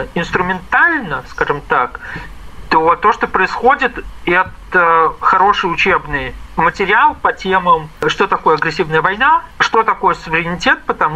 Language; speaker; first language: Russian; native; Russian